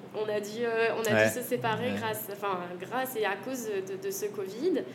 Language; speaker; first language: French; native; French